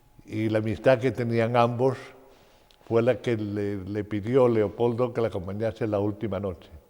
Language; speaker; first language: Spanish; native; Spanish